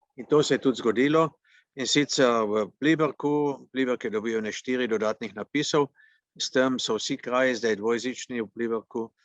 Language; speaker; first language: Slovenian; native; Slovenian